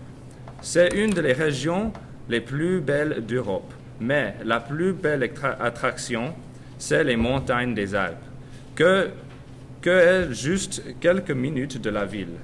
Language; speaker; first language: French; non-native, learner; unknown